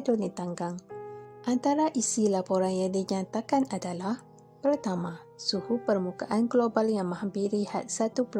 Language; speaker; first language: Malay; native; Malay